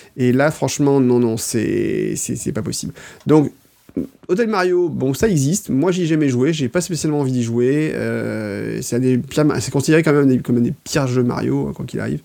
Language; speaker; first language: French; native; French